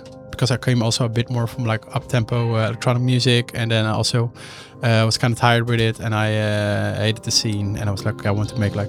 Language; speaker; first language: English; non-native, fluent; Dutch